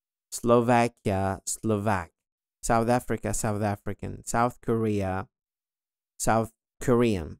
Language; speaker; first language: English; non-native, fluent; Arabic